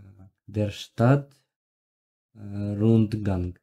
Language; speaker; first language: German; non-native, learner; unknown